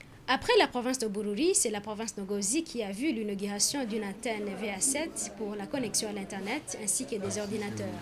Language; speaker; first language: French; non-native, local second language; Rundi